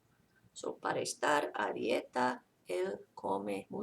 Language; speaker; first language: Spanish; non-native, fluent; English